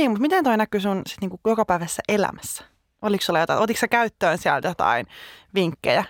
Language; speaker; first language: Finnish; native; Finnish